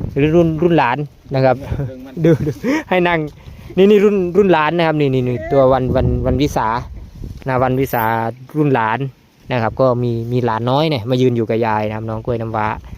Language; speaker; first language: Thai; native; Thai